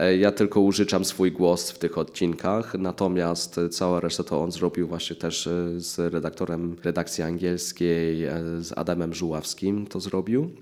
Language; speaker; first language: Polish; early bilingual, heritage; English